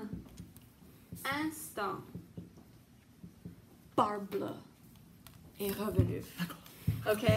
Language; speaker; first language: French; non-native, fluent; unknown